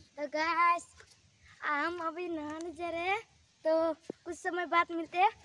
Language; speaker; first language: Hindi; non-native, local second language; Assamese